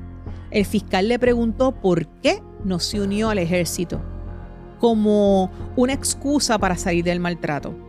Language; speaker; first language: Spanish; native; Spanish